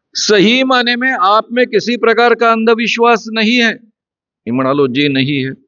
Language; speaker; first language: Hindi; non-native, local second language; Marathi